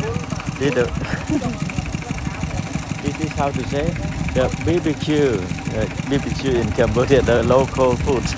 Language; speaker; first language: English; non-native, learner; Khmer